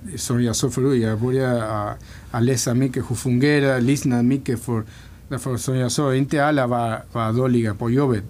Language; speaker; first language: Swedish; non-native, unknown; Spanish